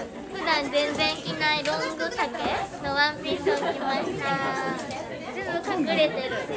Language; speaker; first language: Japanese; native; Japanese